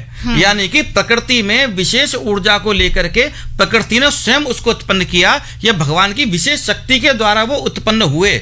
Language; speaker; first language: Hindi; native; Hindi